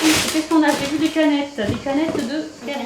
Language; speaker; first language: French; native; French